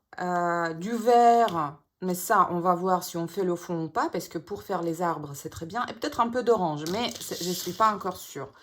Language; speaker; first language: French; non-native, fluent; Russian